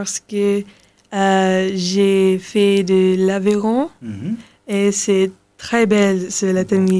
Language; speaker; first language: French; non-native, learner; English